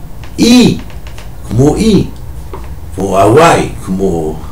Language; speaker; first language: Hebrew; non-native, fluent; French